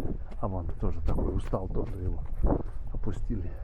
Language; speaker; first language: Russian; native; Russian